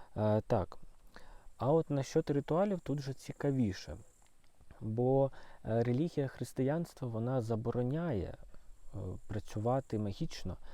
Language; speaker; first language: Ukrainian; non-native, local second language; Russian